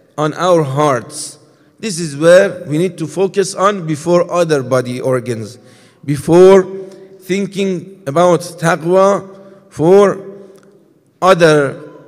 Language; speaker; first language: English; non-native, fluent; Persian